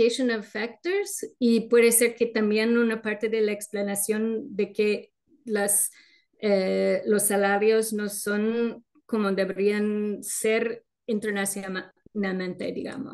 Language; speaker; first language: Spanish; non-native, fluent; English